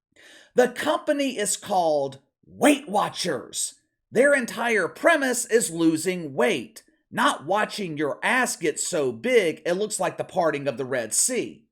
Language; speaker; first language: English; native; English